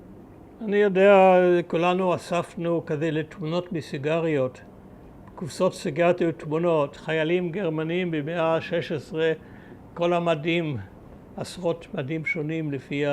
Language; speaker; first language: Hebrew; early bilingual, other home language; German